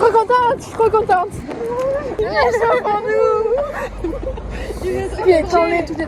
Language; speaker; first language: French; native; French